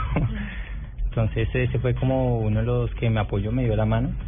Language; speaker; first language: Spanish; native; Spanish